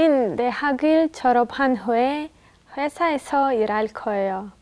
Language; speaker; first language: Korean; non-native, learner; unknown